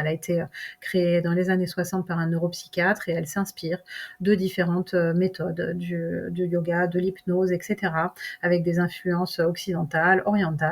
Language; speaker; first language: French; native; French